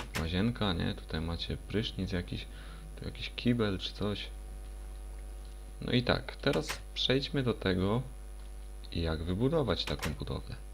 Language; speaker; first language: Polish; native; Polish